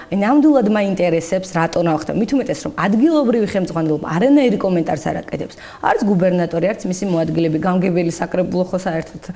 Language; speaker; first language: Georgian; native; Georgian